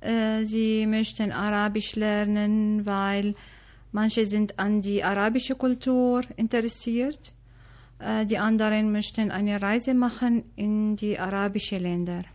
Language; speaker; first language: German; non-native, learner; Arabic